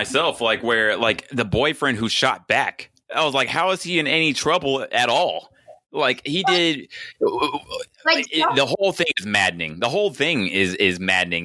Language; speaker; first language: English; native; English